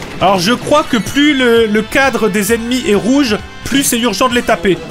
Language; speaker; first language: French; native; French